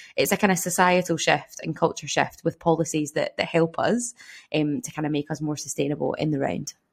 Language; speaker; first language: English; native; English